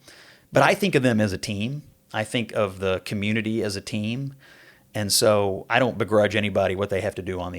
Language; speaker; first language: English; native; English